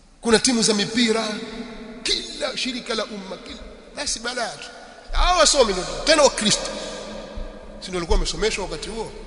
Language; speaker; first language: Swahili; native; Swahili